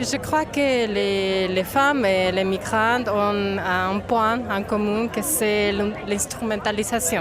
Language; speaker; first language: French; non-native, fluent; Spanish